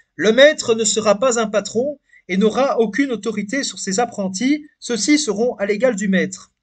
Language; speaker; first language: French; native; French